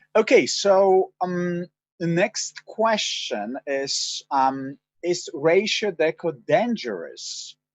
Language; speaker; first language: English; non-native, fluent; Polish